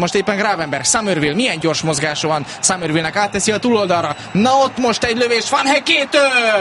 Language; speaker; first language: Hungarian; native; Hungarian